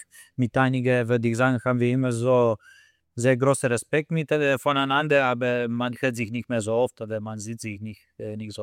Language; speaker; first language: German; non-native, fluent; Slovenian